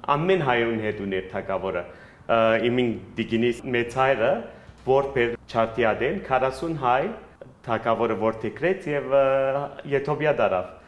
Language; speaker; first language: Armenian; early bilingual, heritage; Armenian